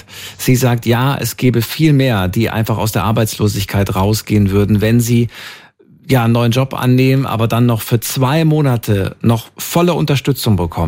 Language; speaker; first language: German; native; German